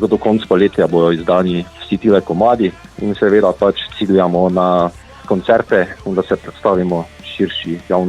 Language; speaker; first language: Slovenian; native; Slovenian